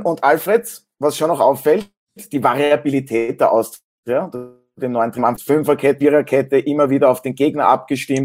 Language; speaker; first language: German; native; German